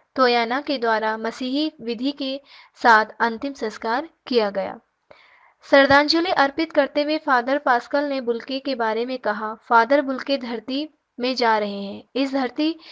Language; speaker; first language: Hindi; native; Hindi